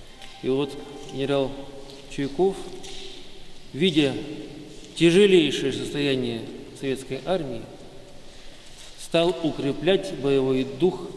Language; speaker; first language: Russian; native; Russian